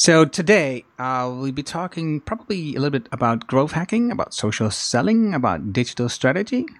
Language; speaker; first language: English; non-native, fluent; Dutch